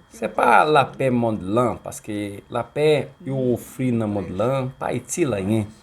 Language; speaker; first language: Haitian Creole; native; Haitian Creole